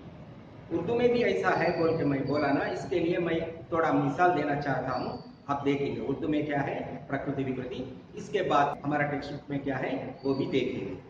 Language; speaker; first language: Hindi; non-native, local second language; Telugu